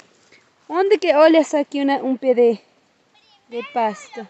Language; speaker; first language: Spanish; non-native, learner; Portuguese